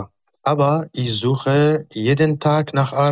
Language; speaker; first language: German; non-native, learner; Arabic